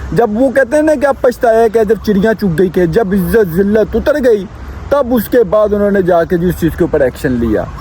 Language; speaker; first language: Urdu; non-native, local second language; Punjabi